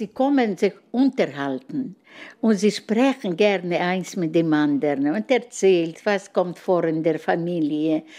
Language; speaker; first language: German; non-native, learner; Russian